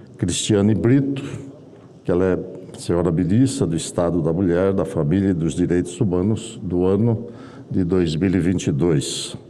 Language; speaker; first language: Portuguese; native; Portuguese